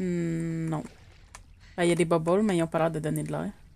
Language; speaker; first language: French; native; French